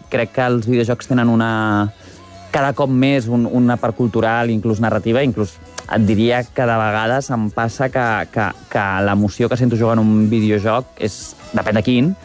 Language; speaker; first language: Catalan; native; Catalan